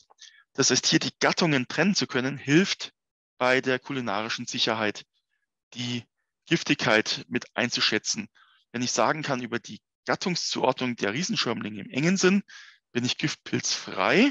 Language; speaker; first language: German; native; German